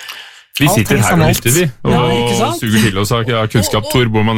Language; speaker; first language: Norwegian; native; Norwegian